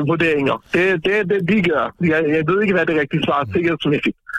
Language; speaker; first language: Danish; non-native, fluent; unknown